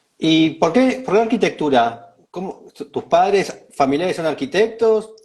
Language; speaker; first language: Spanish; native; Spanish